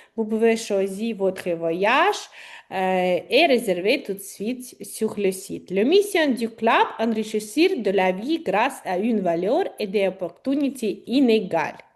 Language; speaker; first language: French; non-native, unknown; Ukrainian